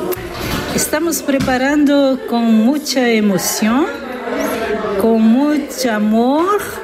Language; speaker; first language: Spanish; non-native, learner; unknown